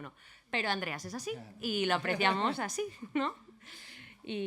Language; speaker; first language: Spanish; native; Spanish